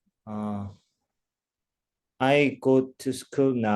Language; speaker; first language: English; non-native, learner; Korean